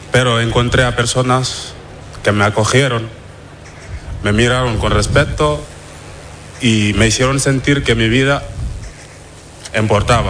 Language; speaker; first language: Spanish; non-native, fluent; Wolof